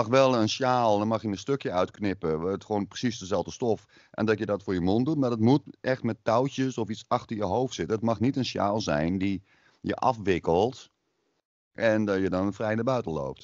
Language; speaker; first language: Dutch; native; Dutch